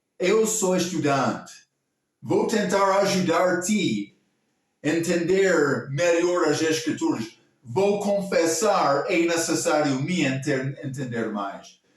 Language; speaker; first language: Portuguese; non-native, local second language; English